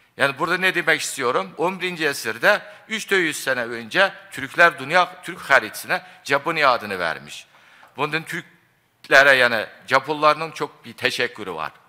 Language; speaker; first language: Turkish; non-native, fluent; Japanese